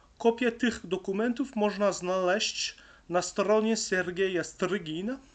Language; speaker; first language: Polish; non-native, learner; French